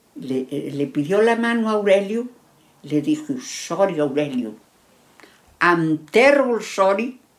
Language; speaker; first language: Spanish; native; Spanish